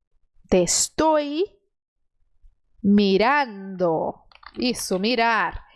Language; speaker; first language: Spanish; non-native, fluent; Portuguese